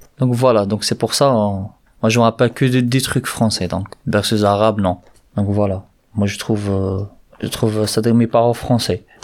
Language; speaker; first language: French; non-native, local second language; Arabic